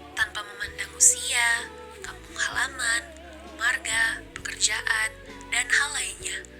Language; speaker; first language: Indonesian; native; Indonesian